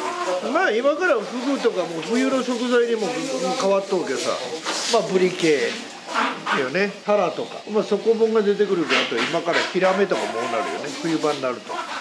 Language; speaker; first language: Japanese; native; Japanese